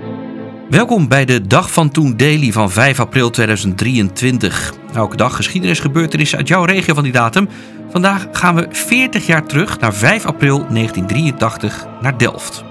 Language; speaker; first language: Dutch; native; Dutch